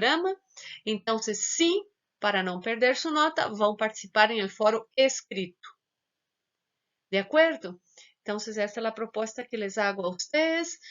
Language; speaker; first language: Spanish; non-native, fluent; Portuguese